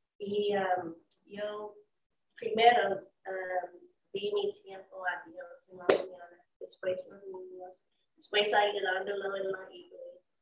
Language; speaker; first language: Spanish; non-native, learner; English